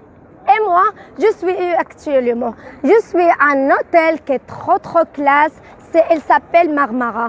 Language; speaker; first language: French; non-native, learner; Arabic